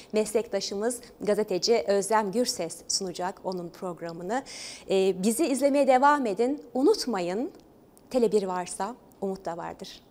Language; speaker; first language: Turkish; native; Turkish